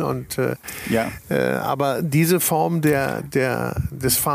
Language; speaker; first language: German; native; German